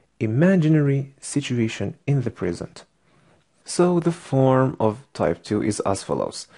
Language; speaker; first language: English; non-native, fluent; Arabic